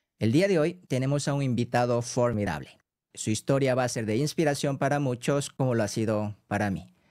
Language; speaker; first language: Spanish; non-native, fluent; Korean